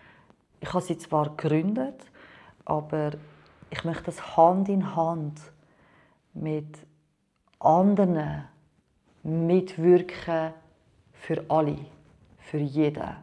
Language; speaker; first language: German; non-native, fluent; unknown